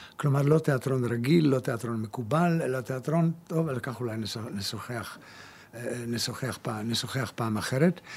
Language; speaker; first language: Hebrew; early bilingual, other home language; German